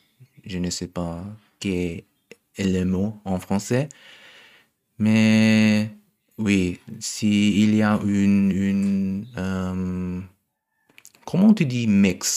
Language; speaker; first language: French; non-native, learner; German